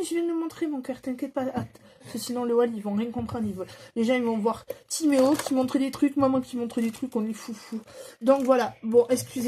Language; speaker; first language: French; native; French